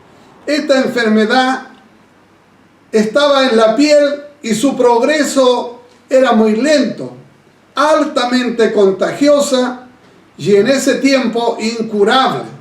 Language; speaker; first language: Spanish; native; Spanish